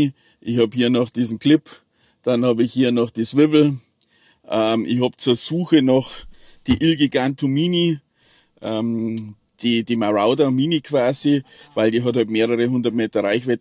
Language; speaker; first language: German; native; German